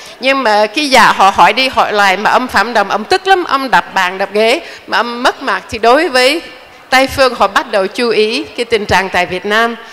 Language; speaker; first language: Vietnamese; non-native, fluent; English